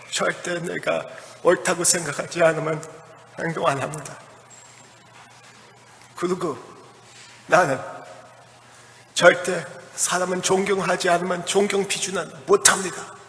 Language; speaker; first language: Korean; early bilingual, heritage; Korean